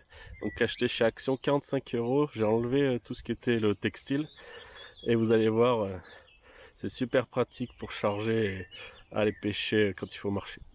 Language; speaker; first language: French; native; French